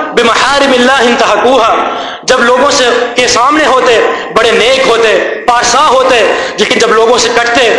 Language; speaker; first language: Urdu; native; Urdu